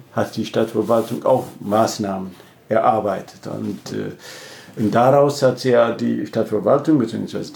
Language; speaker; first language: German; non-native, fluent; Amharic